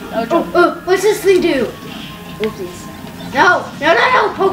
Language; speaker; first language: English; native; English